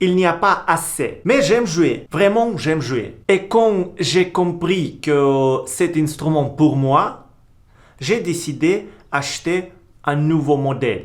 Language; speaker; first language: French; non-native, learner; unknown